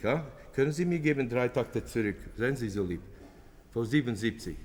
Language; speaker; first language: German; non-native, fluent; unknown